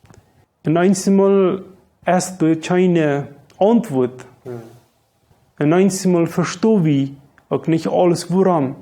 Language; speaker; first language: German; non-native, local second language; Low German